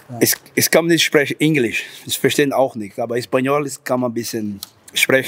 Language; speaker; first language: German; non-native, learner; Portuguese